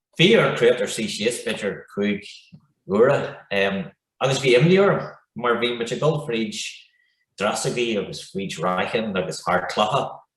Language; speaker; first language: Irish; non-native, local second language; English